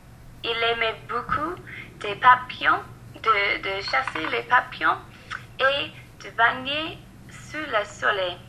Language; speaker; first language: French; non-native, learner; English